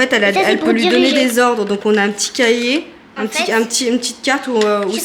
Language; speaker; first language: French; native; French